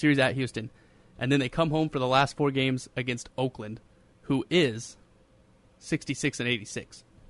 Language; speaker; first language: English; native; English